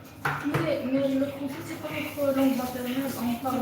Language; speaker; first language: French; non-native, local second language; Arabic